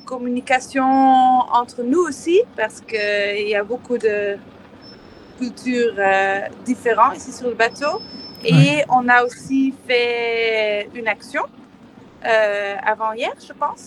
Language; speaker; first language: French; non-native, fluent; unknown